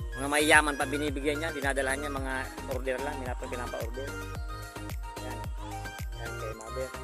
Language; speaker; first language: Filipino; non-native, local second language; Bikol